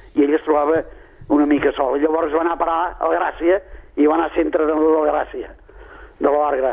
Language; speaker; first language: Catalan; native; Catalan